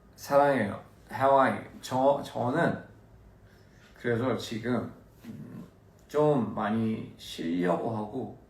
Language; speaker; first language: Korean; early bilingual, heritage; Korean